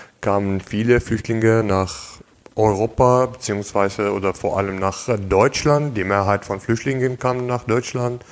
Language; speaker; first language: German; non-native, local second language; Arabic